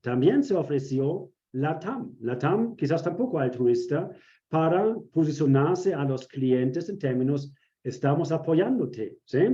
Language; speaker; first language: Spanish; non-native, fluent; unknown